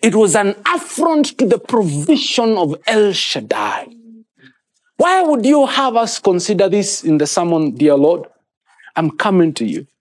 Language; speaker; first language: English; non-native, local second language; Kikuyu